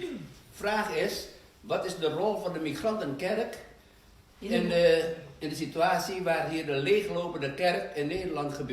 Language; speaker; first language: Dutch; non-native, fluent; Indonesian